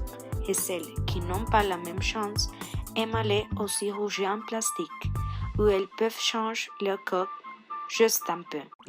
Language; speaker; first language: French; non-native, learner; Spanish